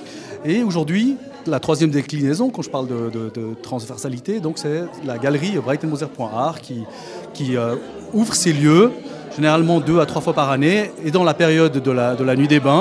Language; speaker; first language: French; native; French